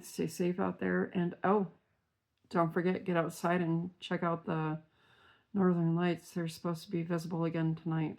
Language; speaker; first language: English; native; English